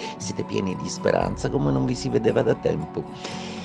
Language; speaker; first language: Italian; native; Italian